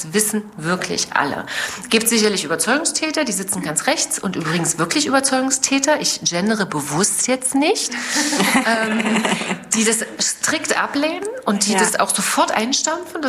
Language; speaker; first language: German; native; German